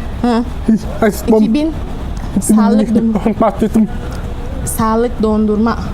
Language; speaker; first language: Turkish; non-native, learner; Indonesian